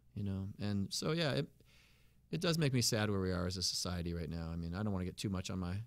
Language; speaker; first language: English; native; English